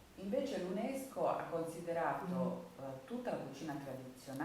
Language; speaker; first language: Italian; native; Italian